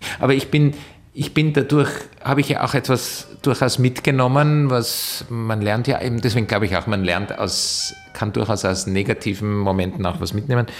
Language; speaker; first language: German; early bilingual, other home language; Turkish